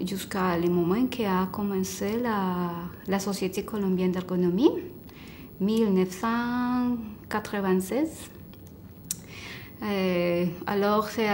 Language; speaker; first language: French; non-native, fluent; Spanish